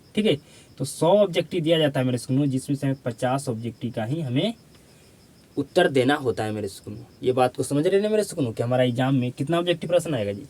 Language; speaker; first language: Hindi; native; Hindi